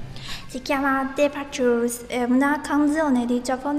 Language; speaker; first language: Italian; non-native, learner; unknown